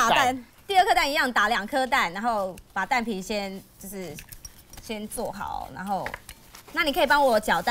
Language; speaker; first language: Chinese; native; Chinese